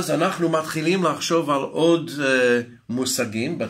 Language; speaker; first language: Hebrew; non-native, fluent; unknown